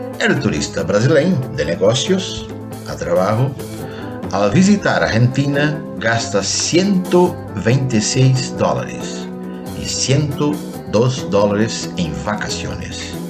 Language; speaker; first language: Spanish; non-native, fluent; Portuguese